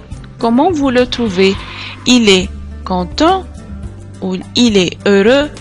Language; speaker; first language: French; non-native, fluent; Arabic